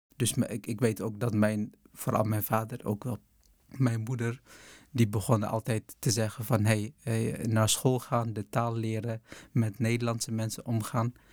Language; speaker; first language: Dutch; early bilingual, other home language; Tigrinya